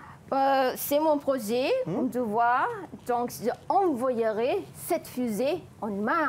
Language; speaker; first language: French; non-native, fluent; Malay